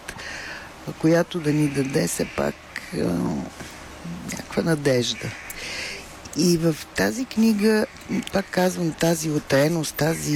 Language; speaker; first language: Bulgarian; native; Bulgarian